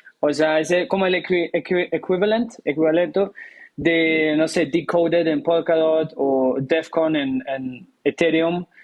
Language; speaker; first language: Spanish; non-native, fluent; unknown